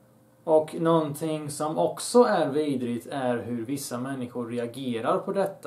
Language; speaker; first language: Swedish; early bilingual, other home language; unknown